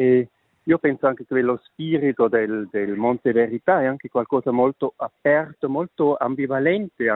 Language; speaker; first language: Italian; non-native, local second language; Swiss German